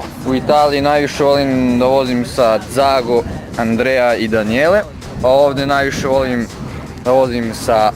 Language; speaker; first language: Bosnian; early bilingual, heritage; Italian